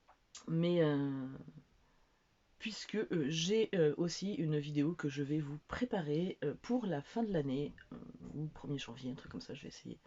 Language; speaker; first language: French; native; French